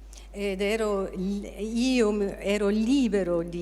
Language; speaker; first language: Italian; non-native, fluent; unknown